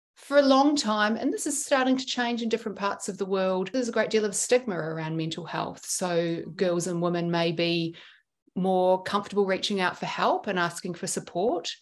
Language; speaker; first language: English; native; English